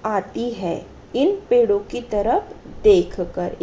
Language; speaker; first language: Hindi; non-native, local second language; Marathi